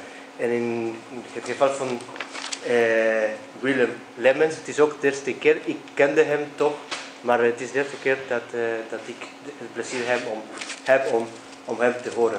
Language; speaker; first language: Dutch; non-native, fluent; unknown